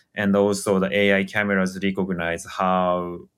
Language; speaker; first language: English; non-native, fluent; Japanese